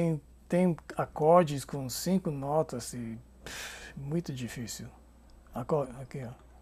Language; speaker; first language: Portuguese; non-native, fluent; English